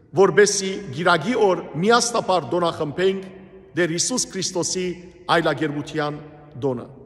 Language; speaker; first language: Armenian; native; Armenian